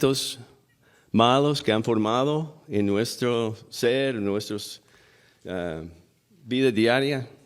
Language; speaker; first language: Spanish; non-native, fluent; English